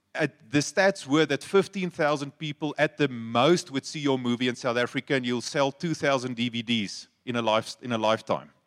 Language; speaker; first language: English; non-native, local second language; Afrikaans